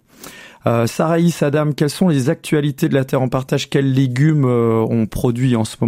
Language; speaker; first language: French; native; French